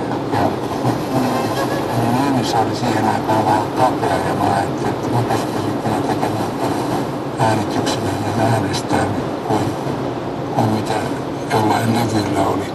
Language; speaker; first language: Finnish; native; Finnish